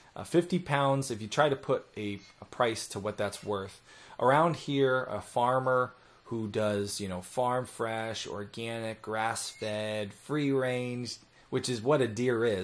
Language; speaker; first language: English; native; English